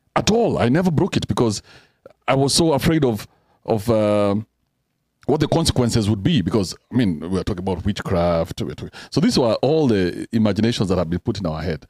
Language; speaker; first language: English; non-native, local second language; Kikuyu